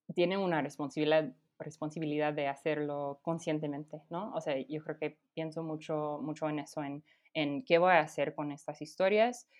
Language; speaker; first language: Spanish; non-native, fluent; English